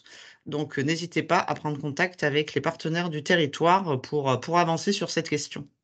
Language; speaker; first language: French; native; French